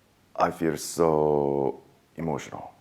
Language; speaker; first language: English; non-native, fluent; Japanese